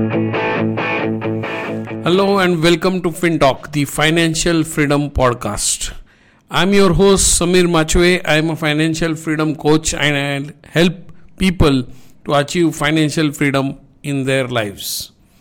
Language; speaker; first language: English; non-native, local second language; Marathi